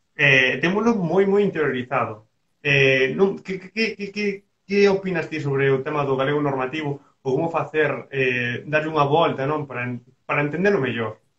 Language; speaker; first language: Galician; native; Galician